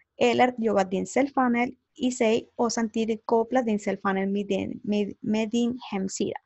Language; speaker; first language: Swedish; non-native, learner; Spanish